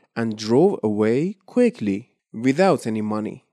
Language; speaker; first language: English; non-native, fluent; Persian